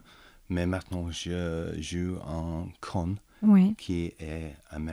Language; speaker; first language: French; non-native, learner; English